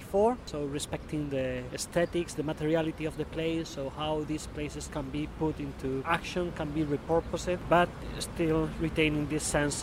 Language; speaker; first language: English; non-native, fluent; Spanish